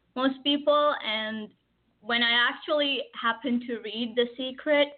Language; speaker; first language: English; early bilingual, other home language; Arabic